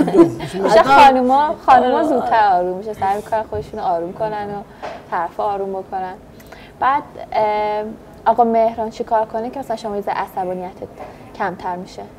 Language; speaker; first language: Persian; native; Persian